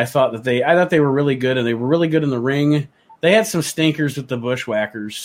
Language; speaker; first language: English; native; English